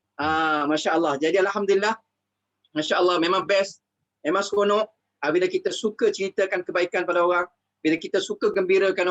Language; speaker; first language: Malay; native; Malay